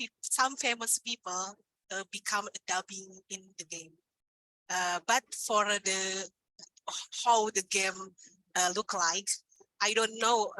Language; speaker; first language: English; non-native, learner; Indonesian